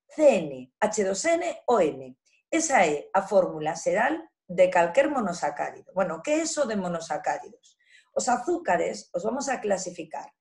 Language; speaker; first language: Galician; non-native, local second language; Spanish